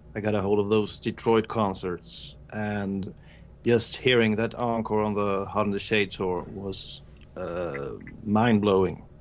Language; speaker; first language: English; non-native, fluent; Swedish